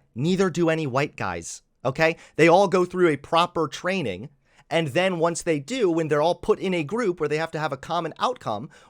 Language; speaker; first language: English; native; English